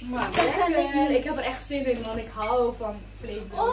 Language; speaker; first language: Dutch; native; Dutch